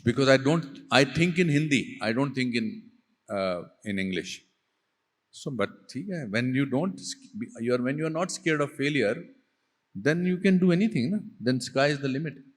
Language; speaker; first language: Hindi; native; Hindi